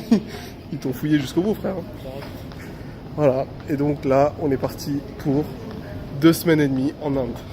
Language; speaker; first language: French; native; French